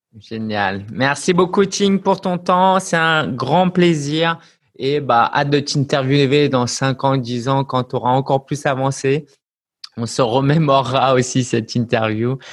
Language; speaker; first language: French; native; French